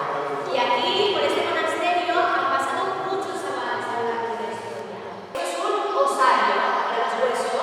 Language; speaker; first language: Spanish; native; Spanish